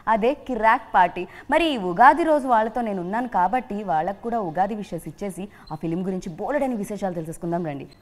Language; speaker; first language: Telugu; native; Telugu